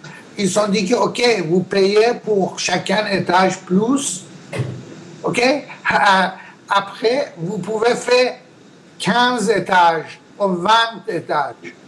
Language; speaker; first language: French; non-native, learner; Persian